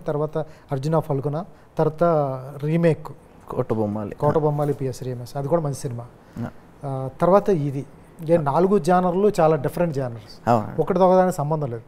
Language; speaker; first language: Telugu; native; Telugu